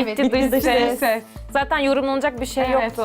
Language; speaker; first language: Turkish; native; Turkish